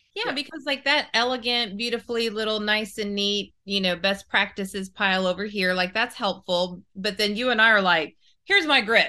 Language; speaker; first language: English; early bilingual, other home language; Italian